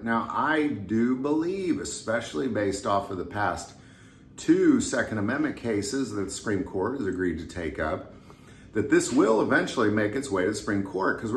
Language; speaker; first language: English; native; English